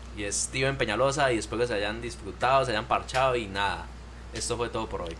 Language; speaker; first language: Spanish; native; Spanish